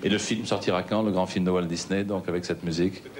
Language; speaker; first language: French; native; French